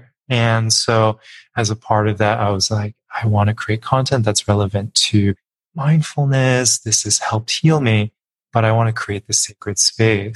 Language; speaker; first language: English; native; English